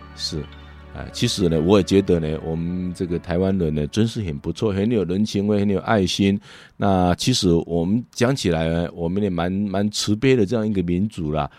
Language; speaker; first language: Chinese; non-native, fluent; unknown